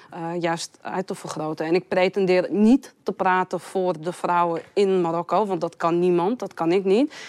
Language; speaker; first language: Dutch; early bilingual, other home language; Riffian